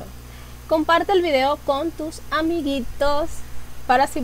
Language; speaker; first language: Spanish; native; Spanish